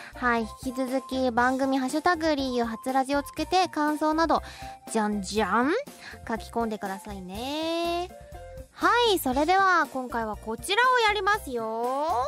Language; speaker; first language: Japanese; non-native, fluent; Chinese